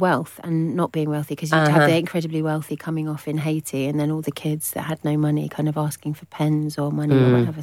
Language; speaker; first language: English; native; English